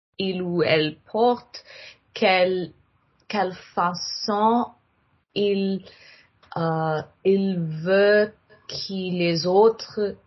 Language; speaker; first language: French; non-native, learner; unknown